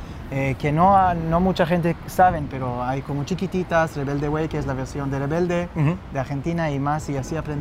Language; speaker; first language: Spanish; non-native, fluent; Hebrew